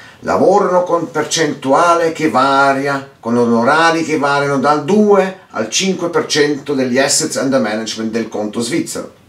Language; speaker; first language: Italian; early bilingual, heritage; Italian